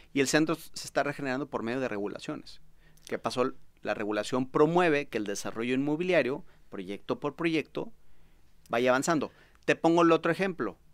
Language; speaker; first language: Spanish; native; Spanish